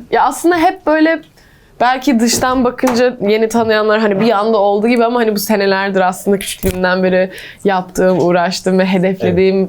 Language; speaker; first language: Turkish; early bilingual, heritage; English